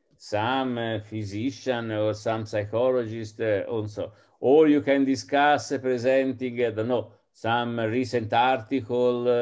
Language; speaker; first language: English; non-native, fluent; Italian